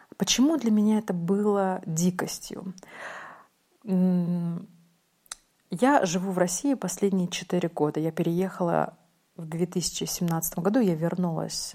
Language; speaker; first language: Russian; native; Russian